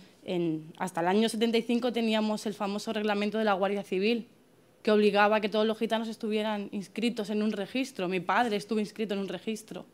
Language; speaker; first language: Spanish; native; Spanish